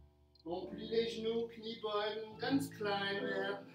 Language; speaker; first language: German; non-native, fluent; French